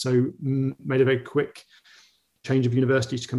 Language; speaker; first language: English; native; English